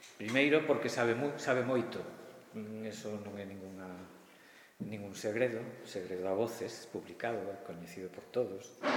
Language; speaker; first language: Galician; native; Galician